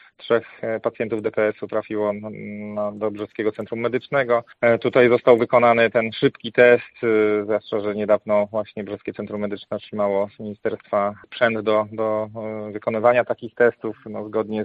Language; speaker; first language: Polish; native; Polish